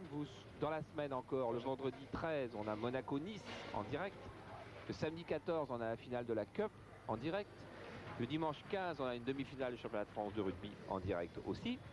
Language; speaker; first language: French; native; French